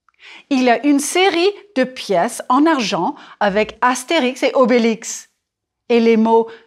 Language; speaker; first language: French; non-native, fluent; English